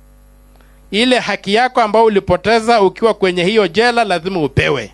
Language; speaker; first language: Swahili; non-native, local second language; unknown